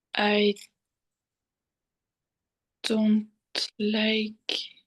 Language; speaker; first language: English; non-native, learner; French